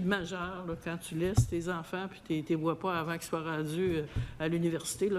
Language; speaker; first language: French; native; French